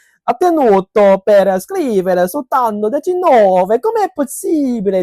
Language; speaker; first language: Italian; non-native, fluent; Cantonese